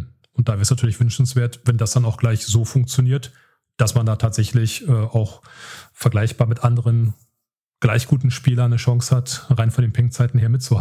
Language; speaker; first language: German; native; German